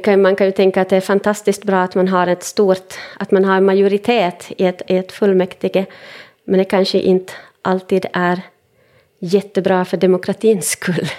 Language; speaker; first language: Swedish; native; Swedish